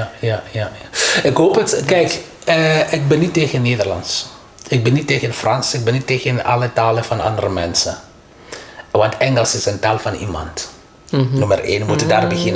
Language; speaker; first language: Dutch; non-native, learner; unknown